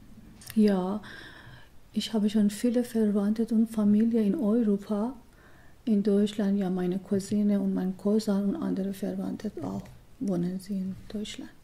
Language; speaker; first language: German; non-native, learner; Persian